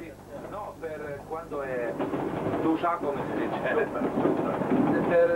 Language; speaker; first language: Italian; non-native, learner; Slovenian